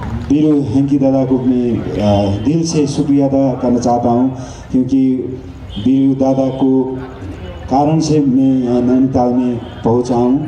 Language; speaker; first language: Hindi; non-native, learner; Nepali